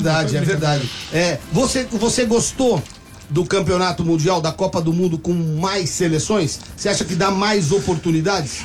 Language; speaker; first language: Portuguese; native; Portuguese